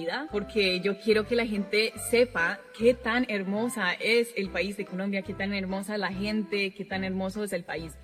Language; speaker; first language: Spanish; non-native, fluent; English